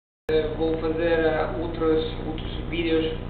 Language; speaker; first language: Portuguese; non-native, learner; Italian